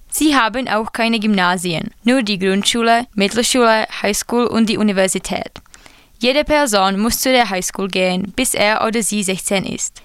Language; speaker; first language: German; non-native, learner; Czech